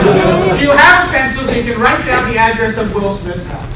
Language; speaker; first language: English; native; English